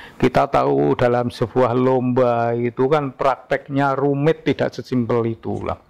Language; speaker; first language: Indonesian; non-native, local second language; Javanese